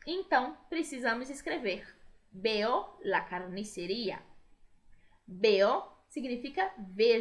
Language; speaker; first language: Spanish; non-native, fluent; Portuguese